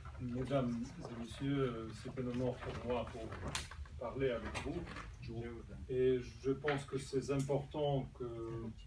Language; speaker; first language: French; non-native, fluent; Serbian